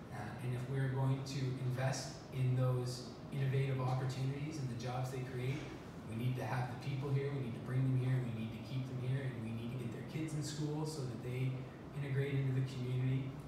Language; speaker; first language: English; native; English